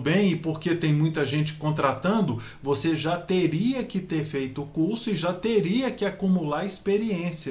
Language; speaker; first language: Portuguese; native; Portuguese